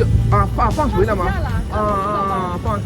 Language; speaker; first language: Chinese; non-native, learner; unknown